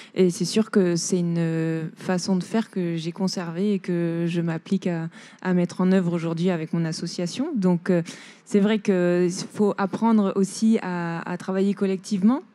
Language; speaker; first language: French; native; French